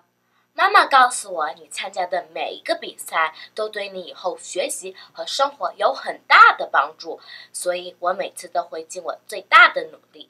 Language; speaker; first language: Chinese; early bilingual, other home language; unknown